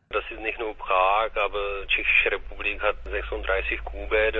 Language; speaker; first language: German; non-native, fluent; Czech